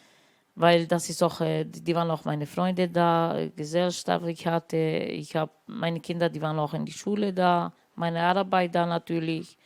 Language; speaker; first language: German; non-native, learner; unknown